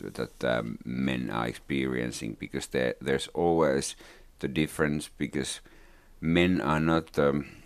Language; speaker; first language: English; non-native, fluent; Finnish